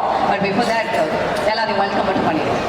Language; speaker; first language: Tamil; native; Tamil